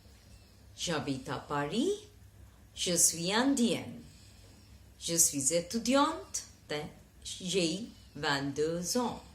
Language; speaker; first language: French; non-native, fluent; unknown